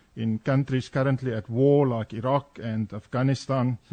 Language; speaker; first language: English; non-native, local second language; Afrikaans